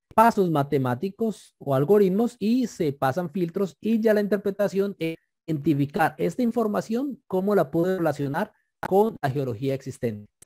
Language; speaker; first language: Spanish; native; Spanish